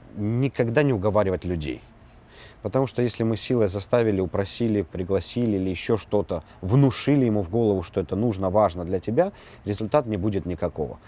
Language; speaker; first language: Russian; native; Russian